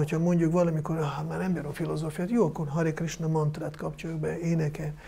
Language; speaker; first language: Hungarian; non-native, fluent; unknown